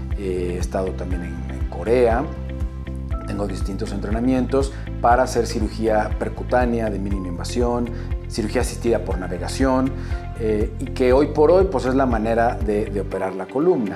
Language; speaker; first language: Spanish; native; Spanish